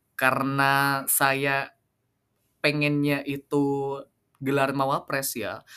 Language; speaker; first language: Indonesian; non-native, local second language; Madurese